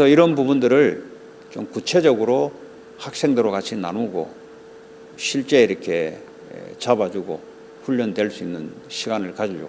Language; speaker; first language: Korean; native; Korean